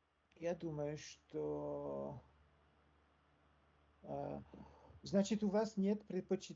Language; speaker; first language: Russian; non-native, learner; French